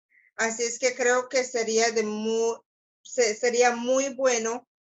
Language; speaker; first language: Spanish; non-native, local second language; English